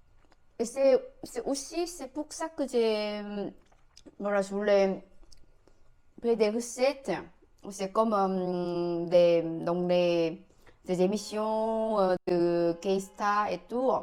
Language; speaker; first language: French; non-native, learner; Korean